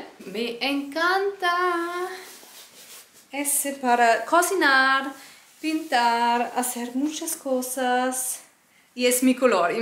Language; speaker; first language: Spanish; non-native, learner; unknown